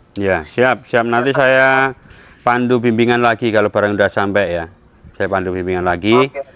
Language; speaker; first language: Indonesian; non-native, local second language; Javanese